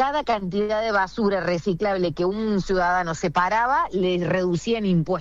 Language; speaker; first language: Spanish; native; Spanish